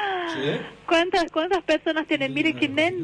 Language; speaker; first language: Spanish; non-native, learner; Portuguese